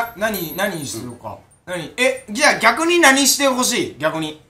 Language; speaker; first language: Japanese; native; Japanese